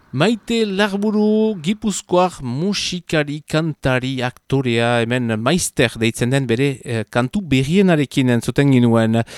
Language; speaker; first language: Basque; native; Basque